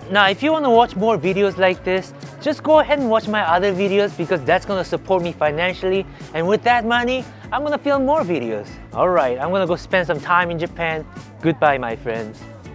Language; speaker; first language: English; non-native, fluent; Korean